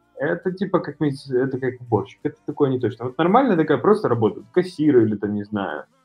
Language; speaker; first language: Russian; native; Russian